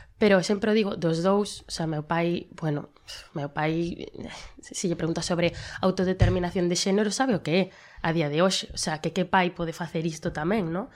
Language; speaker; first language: Galician; non-native, local second language; Spanish